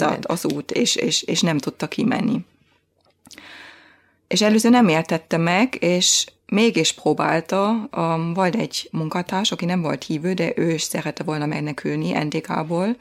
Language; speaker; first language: Hungarian; non-native, fluent; German